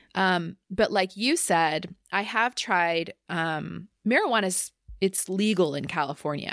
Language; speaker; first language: English; native; English